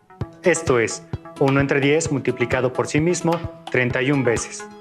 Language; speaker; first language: Spanish; native; Spanish